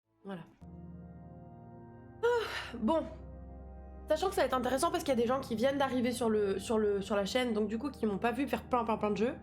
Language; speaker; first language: French; native; French